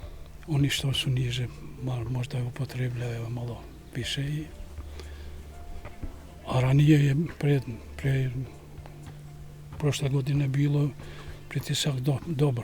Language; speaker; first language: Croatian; non-native, local second language; Albanian